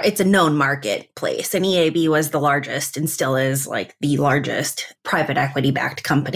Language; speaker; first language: English; native; English